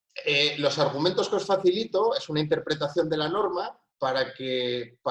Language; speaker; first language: Spanish; native; Spanish